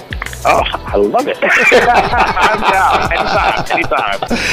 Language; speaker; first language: English; native; English